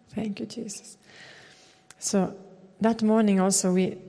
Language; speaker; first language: English; non-native, fluent; Swedish